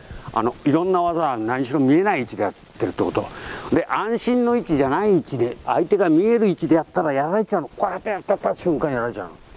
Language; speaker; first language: Japanese; native; Japanese